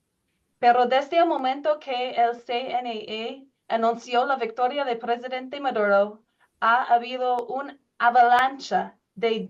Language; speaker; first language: Spanish; non-native, learner; English